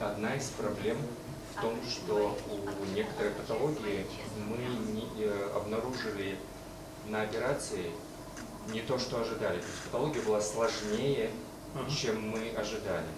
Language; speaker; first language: Russian; native; Russian